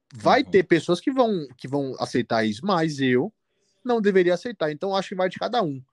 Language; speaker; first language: Portuguese; native; Portuguese